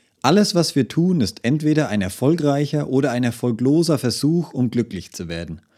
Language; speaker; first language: German; native; German